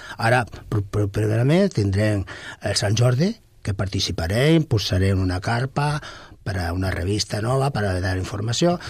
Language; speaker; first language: Catalan; non-native, local second language; Spanish